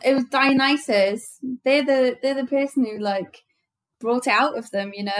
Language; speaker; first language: English; native; English